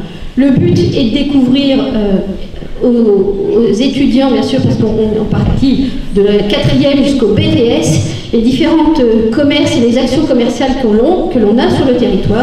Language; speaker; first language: French; native; French